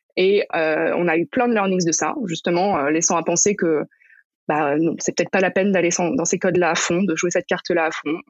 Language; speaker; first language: French; native; French